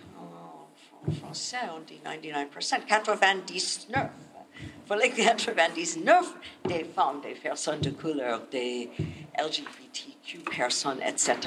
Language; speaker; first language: French; non-native, learner; English